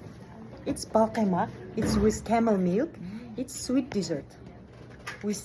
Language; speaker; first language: English; non-native, learner; Kazakh